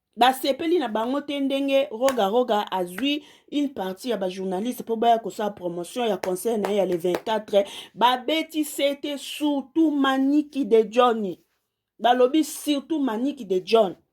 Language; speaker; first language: Lingala; native; Lingala